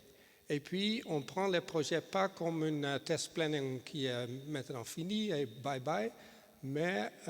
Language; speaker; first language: French; non-native, fluent; Dutch